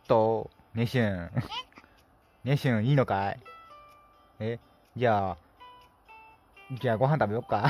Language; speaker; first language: Japanese; native; Japanese